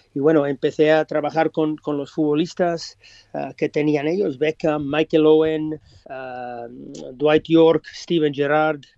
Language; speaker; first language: Spanish; non-native, fluent; English